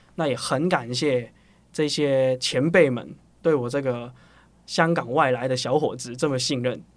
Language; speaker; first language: Chinese; non-native, local second language; Cantonese